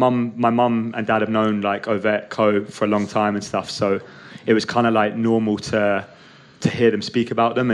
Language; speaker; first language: English; native; English